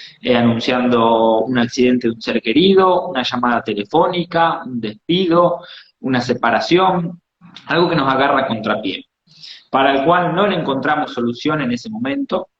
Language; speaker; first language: Spanish; native; Spanish